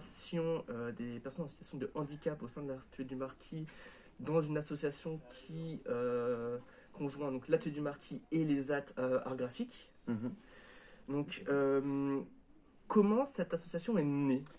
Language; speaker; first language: French; native; French